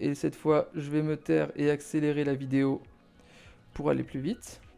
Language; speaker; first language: French; native; French